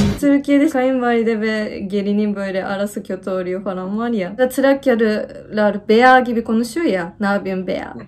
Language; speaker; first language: Turkish; non-native, fluent; Japanese